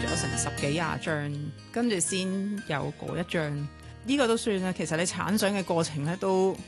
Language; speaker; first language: Cantonese; native; Cantonese